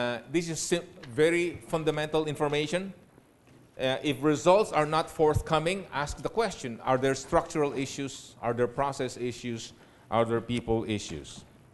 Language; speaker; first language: English; non-native, local second language; Filipino